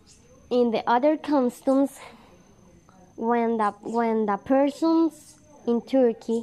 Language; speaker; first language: English; non-native, learner; Spanish